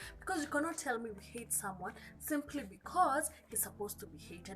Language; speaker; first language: English; non-native, local second language; Kikuyu